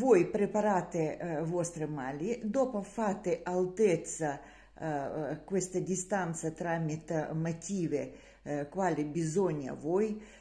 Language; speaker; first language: Italian; non-native, learner; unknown